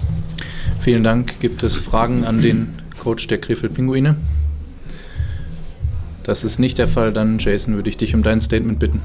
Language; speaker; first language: German; native; German